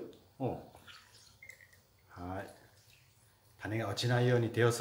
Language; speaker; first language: Japanese; native; Japanese